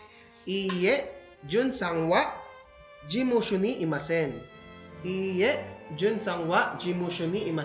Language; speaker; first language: Japanese; non-native, fluent; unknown